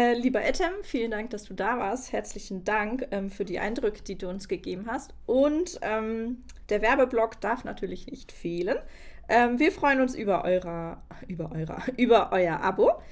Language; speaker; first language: German; native; German